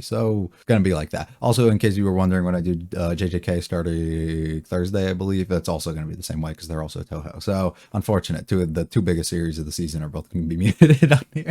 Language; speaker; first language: English; native; English